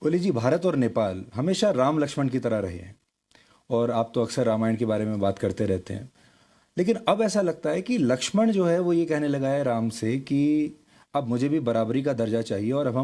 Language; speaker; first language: Hindi; native; Hindi